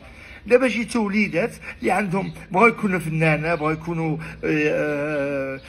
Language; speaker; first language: Arabic; native; Arabic